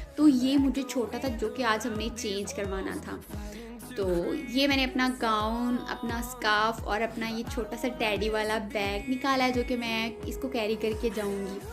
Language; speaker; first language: Urdu; native; Urdu